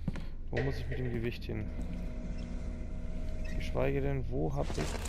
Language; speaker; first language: German; native; German